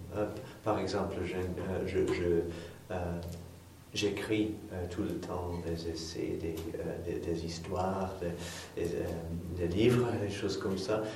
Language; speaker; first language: French; non-native, fluent; English